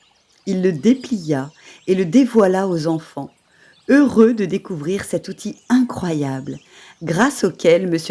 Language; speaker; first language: French; native; French